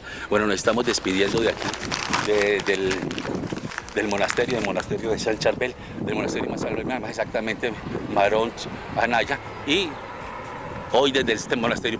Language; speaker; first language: Spanish; native; Spanish